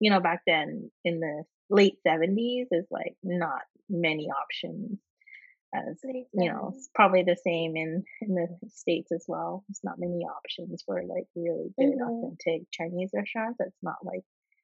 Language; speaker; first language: English; native; English